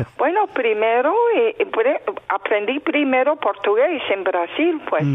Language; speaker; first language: Spanish; non-native, fluent; Chinese